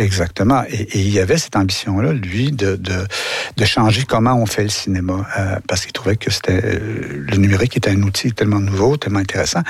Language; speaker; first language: French; native; French